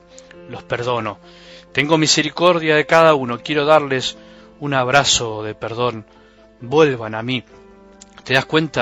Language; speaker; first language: Spanish; native; Spanish